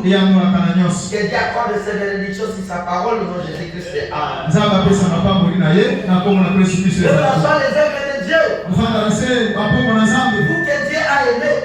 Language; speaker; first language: French; non-native, local second language; Lingala